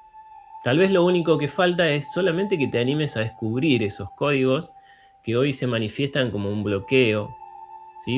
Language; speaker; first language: Spanish; native; Spanish